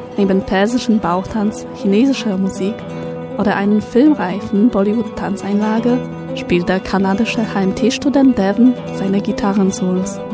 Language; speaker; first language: German; non-native, fluent; Polish